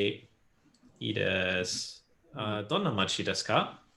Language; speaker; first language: Japanese; non-native, fluent; English